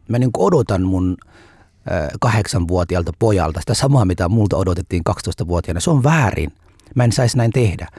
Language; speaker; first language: Finnish; non-native, fluent; Somali